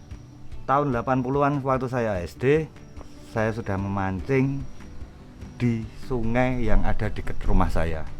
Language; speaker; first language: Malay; non-native, local second language; Javanese